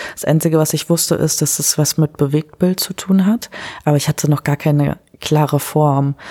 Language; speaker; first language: German; early bilingual, other home language; Kurdish